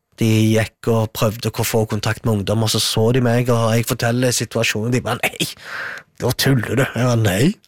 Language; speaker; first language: Norwegian; early bilingual, other home language; Arabic